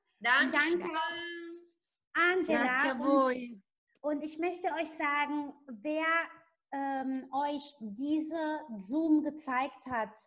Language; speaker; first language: German; non-native, fluent; Italian